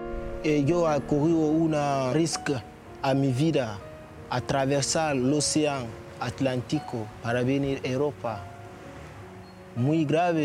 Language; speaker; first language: Spanish; non-native, learner; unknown